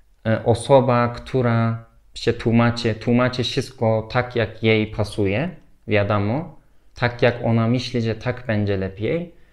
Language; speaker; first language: Polish; non-native, learner; Turkish